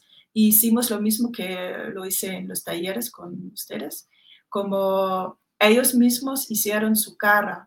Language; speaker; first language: Spanish; non-native, fluent; German